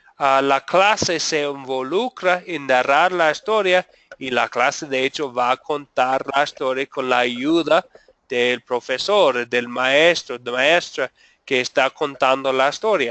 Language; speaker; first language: Spanish; non-native, fluent; English